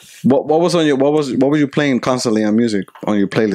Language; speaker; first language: English; early bilingual, other home language; Spanish